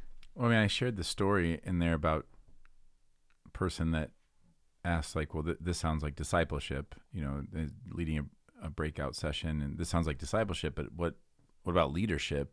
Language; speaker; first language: English; native; English